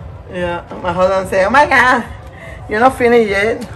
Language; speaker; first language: English; non-native, learner; Spanish